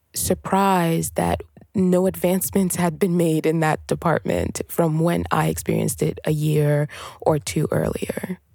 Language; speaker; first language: English; non-native, local second language; French